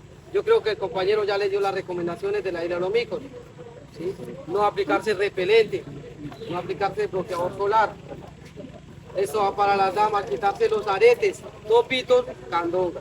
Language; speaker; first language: Spanish; native; Spanish